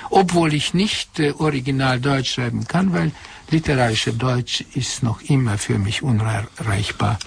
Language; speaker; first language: German; non-native, fluent; Hungarian